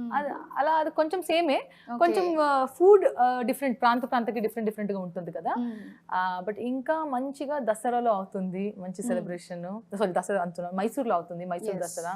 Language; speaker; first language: Telugu; non-native, local second language; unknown